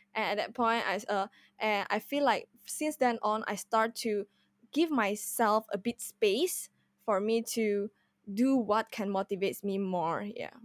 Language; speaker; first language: English; non-native, fluent; Indonesian